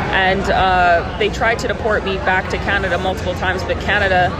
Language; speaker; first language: English; native; English